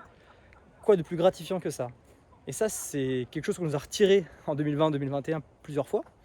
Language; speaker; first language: French; native; French